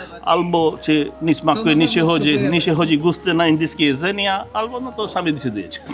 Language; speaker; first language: Polish; non-native, learner; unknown